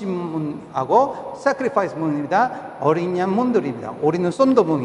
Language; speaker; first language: Korean; non-native, fluent; Spanish